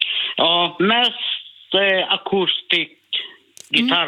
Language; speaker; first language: Swedish; non-native, learner; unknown